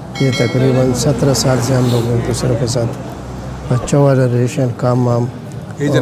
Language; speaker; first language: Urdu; non-native, local second language; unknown